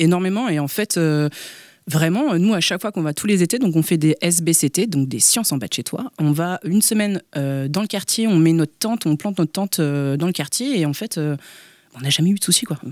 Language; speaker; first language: French; native; French